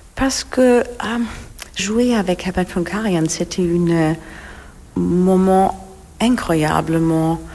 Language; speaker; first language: French; non-native, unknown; German